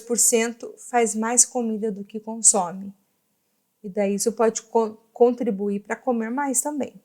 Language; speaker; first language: Portuguese; native; Portuguese